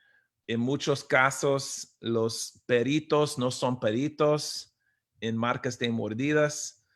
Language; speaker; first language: Spanish; non-native, fluent; English